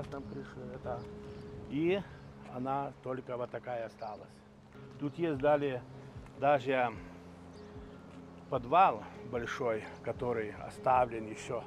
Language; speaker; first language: Russian; non-native, local second language; Lithuanian